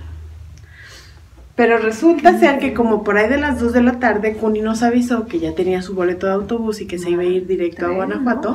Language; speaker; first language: Spanish; native; Spanish